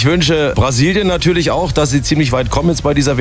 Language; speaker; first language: German; native; German